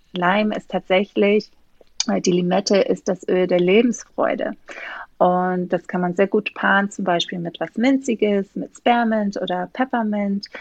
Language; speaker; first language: German; non-native, fluent; Greek